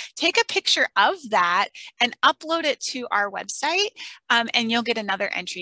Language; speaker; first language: English; native; English